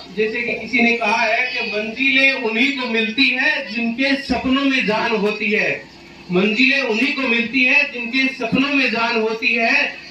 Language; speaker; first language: Hindi; native; Hindi